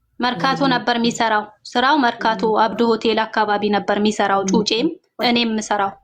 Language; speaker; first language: Amharic; non-native, local second language; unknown